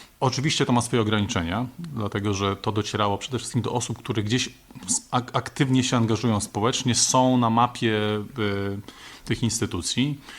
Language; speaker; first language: Polish; native; Polish